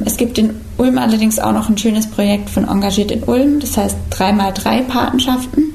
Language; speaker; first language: German; native; German